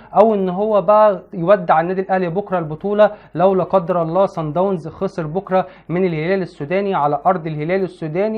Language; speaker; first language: Arabic; native; Arabic